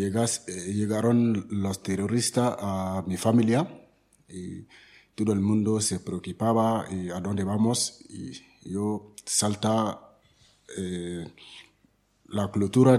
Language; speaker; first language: Spanish; non-native, learner; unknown